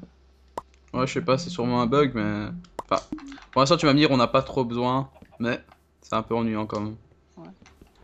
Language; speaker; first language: French; native; French